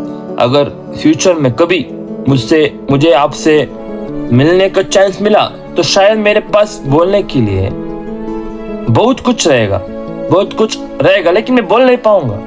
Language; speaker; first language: Hindi; non-native, local second language; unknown